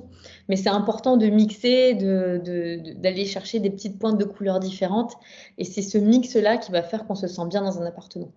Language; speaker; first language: French; native; French